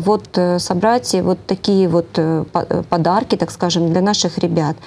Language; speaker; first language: Russian; native; Russian